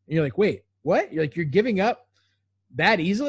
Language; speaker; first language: English; native; English